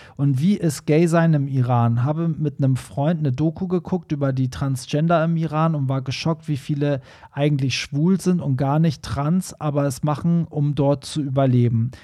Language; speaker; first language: German; non-native, fluent; Persian